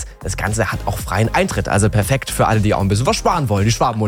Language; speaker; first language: German; native; German